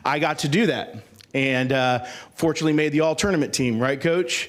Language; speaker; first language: English; native; English